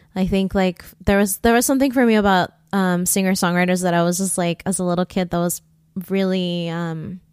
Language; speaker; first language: English; early bilingual, other home language; Spanish